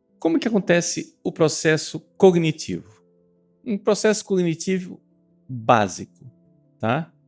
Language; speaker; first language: Portuguese; native; Portuguese